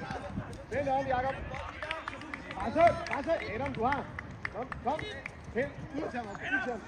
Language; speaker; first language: Danish; native; Danish